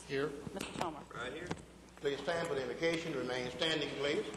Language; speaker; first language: English; native; English